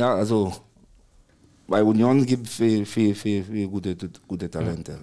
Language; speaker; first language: German; non-native, fluent; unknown